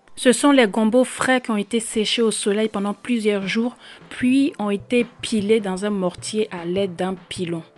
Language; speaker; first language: French; native; French